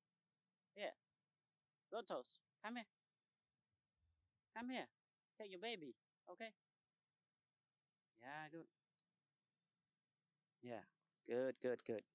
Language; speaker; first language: English; non-native, learner; Khmer